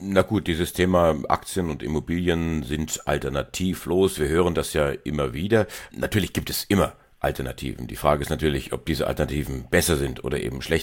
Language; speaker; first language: German; native; German